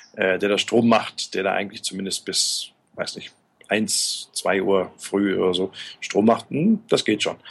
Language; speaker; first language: German; native; German